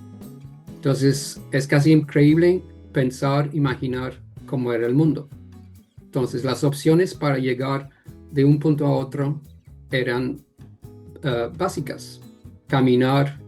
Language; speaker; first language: Spanish; non-native, fluent; English